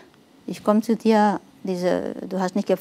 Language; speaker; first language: German; non-native, fluent; Nepali